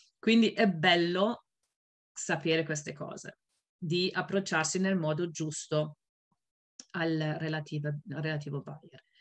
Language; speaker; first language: Italian; non-native, fluent; German